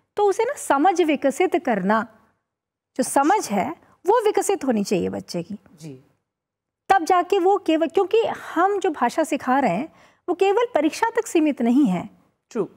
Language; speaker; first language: Hindi; native; Hindi